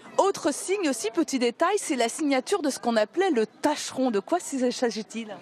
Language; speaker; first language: French; native; French